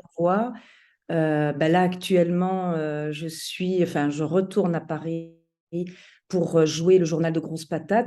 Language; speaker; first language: French; native; French